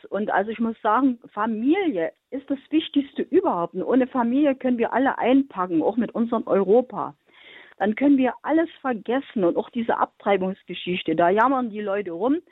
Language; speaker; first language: German; native; German